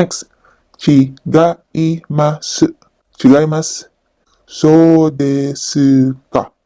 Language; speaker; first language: Japanese; non-native, learner; Filipino